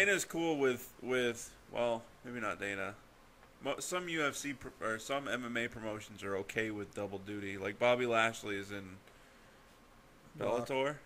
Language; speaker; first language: English; native; English